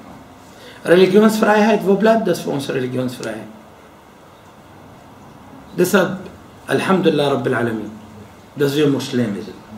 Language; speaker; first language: German; non-native, fluent; Arabic